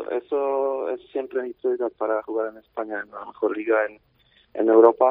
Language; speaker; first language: Spanish; non-native, fluent; Polish